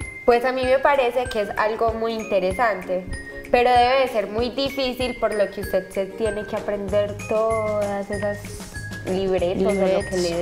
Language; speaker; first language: Spanish; native; Spanish